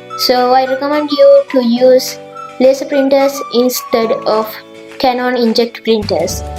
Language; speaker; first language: English; non-native, local second language; Sinhala